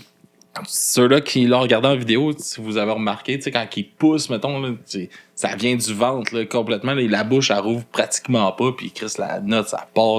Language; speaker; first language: French; native; French